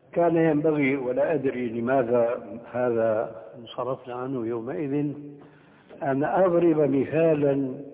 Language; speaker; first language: Arabic; early bilingual, other home language; Albanian